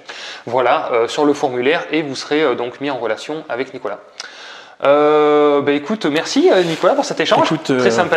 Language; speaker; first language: French; native; French